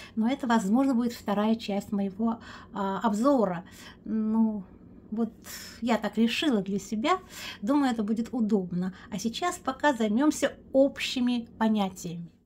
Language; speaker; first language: Russian; native; Russian